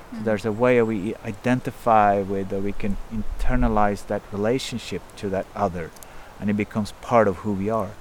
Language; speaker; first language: English; non-native, fluent; Norwegian